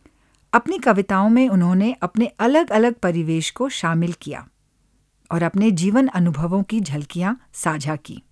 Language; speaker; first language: Hindi; native; Hindi